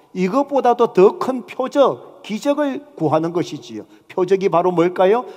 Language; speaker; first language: Korean; native; Korean